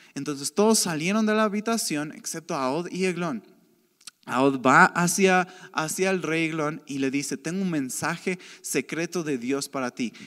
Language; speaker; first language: Spanish; native; Spanish